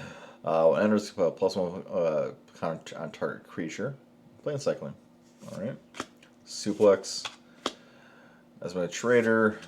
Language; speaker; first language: English; native; English